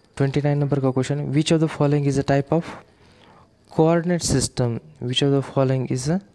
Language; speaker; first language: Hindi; non-native, local second language; Marathi